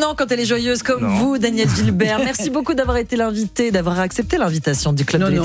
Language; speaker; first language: French; native; French